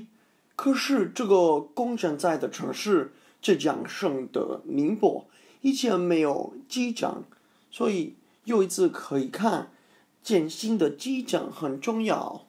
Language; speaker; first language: Chinese; non-native, fluent; English